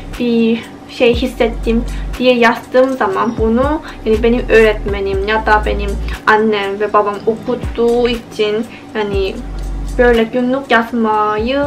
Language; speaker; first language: Turkish; non-native, fluent; Korean